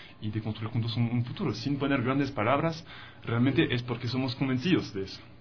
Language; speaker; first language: Spanish; non-native, fluent; French